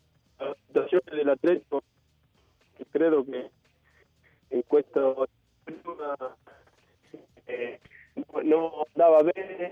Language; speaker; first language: Italian; non-native, fluent; Spanish